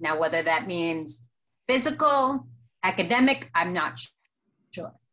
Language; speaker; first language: English; native; English